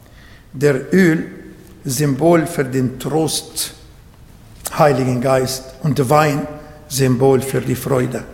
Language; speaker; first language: German; non-native, learner; Arabic